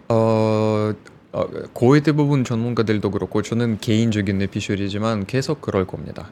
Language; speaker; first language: Korean; non-native, fluent; Russian